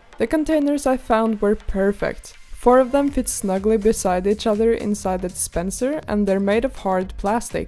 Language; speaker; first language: English; non-native, fluent; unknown